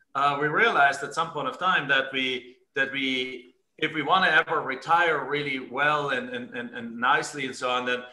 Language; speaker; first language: English; non-native, fluent; German